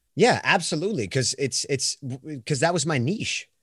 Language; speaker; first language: English; non-native, fluent; Swedish